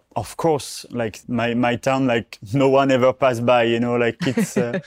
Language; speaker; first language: English; non-native, learner; French